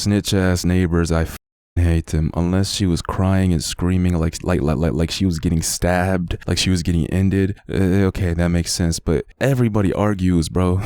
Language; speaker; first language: English; native; English